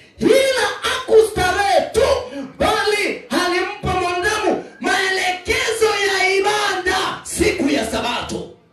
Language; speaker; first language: Swahili; non-native, local second language; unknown